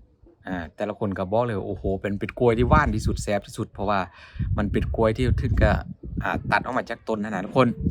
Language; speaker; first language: Thai; non-native, local second language; Northeastern Thai